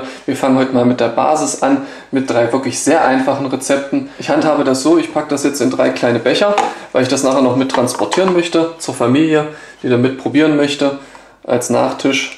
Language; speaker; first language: German; native; German